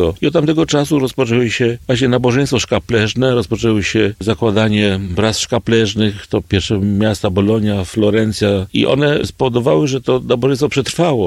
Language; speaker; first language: Polish; native; Polish